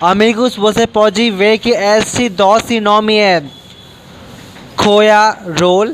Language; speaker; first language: Portuguese; non-native, learner; Hindi